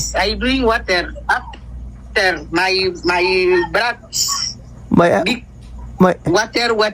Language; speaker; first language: English; non-native, learner; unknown